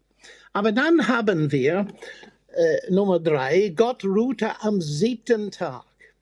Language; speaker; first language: German; non-native, fluent; English